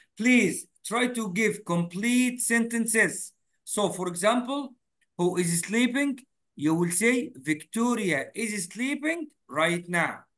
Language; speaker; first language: English; non-native, fluent; Arabic